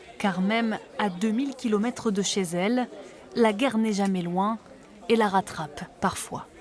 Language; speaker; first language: French; native; French